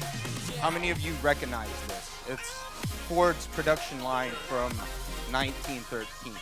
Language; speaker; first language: English; non-native, fluent; Finnish